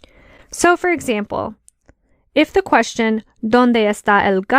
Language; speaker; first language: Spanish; non-native, fluent; English